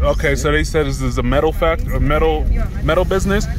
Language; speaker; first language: English; native; English